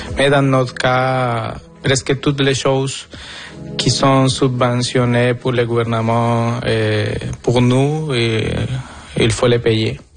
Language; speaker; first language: French; non-native, fluent; Spanish